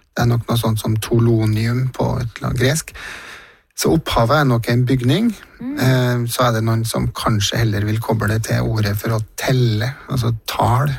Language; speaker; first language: Norwegian; native; Norwegian